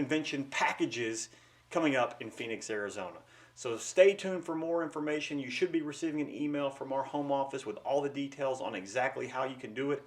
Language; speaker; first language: English; native; English